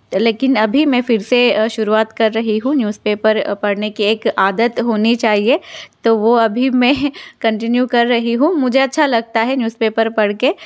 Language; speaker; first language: Hindi; non-native, local second language; Telugu